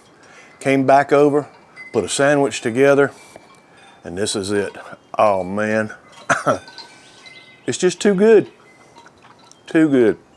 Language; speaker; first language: English; native; English